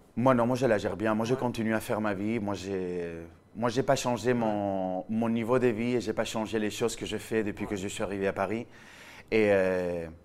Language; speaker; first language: French; non-native, fluent; Spanish